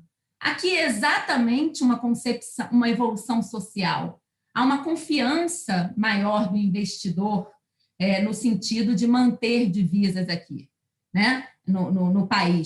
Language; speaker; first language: Portuguese; native; Portuguese